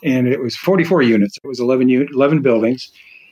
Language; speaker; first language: English; native; English